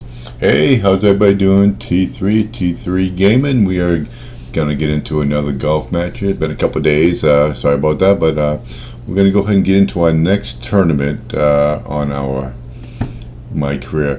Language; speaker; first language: English; native; English